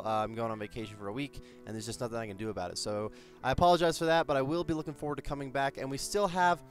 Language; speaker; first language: English; native; English